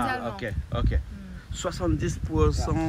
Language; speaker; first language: English; non-native, learner; French